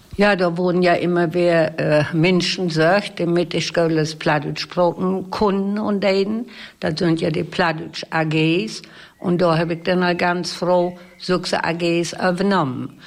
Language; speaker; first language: German; native; German